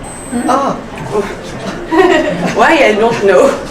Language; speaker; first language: English; non-native, learner; French